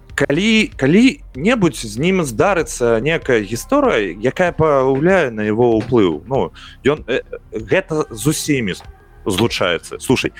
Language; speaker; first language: Belarusian; non-native, local second language; Russian